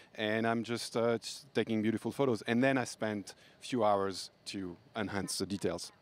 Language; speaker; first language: English; non-native, fluent; French